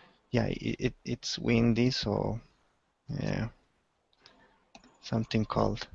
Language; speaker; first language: English; non-native, learner; Spanish